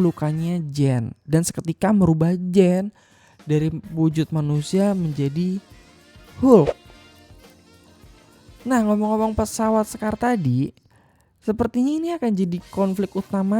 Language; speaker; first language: Indonesian; native; Indonesian